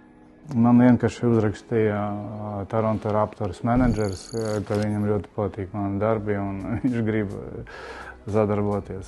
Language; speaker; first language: Latvian; non-native, local second language; Russian